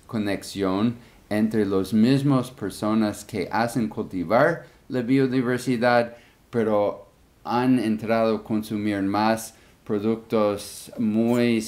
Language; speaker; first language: Spanish; non-native, fluent; English